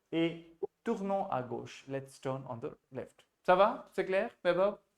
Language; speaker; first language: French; non-native, fluent; Hindi